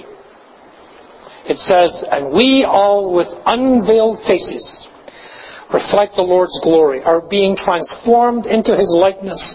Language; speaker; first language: English; native; English